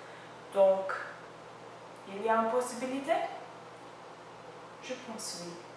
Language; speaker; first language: French; non-native, learner; English